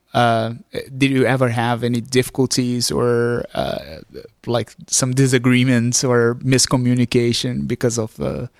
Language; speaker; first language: English; non-native, fluent; Portuguese